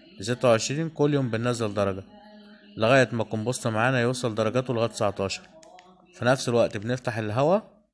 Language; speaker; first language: Arabic; native; Arabic